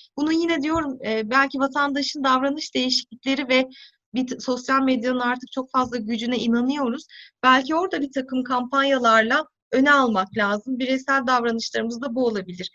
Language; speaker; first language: Turkish; native; Turkish